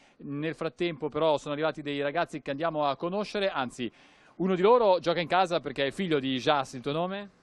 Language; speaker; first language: Italian; native; Italian